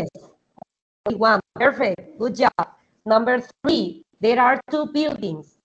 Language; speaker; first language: English; non-native, fluent; Spanish